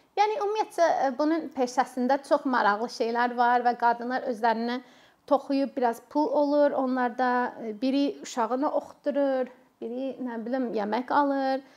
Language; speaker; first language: Azerbaijani; non-native, fluent; English